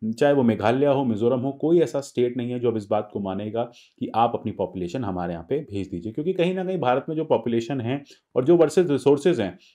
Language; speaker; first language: Hindi; native; Hindi